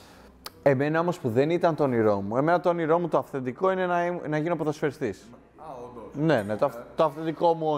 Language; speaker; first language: Greek; native; Greek